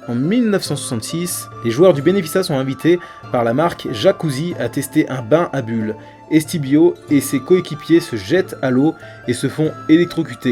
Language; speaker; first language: French; native; French